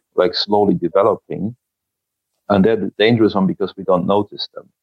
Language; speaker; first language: English; non-native, fluent; German